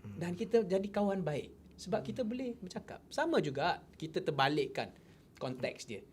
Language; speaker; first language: Malay; non-native, local second language; Chinese